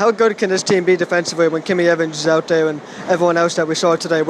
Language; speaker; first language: English; native; English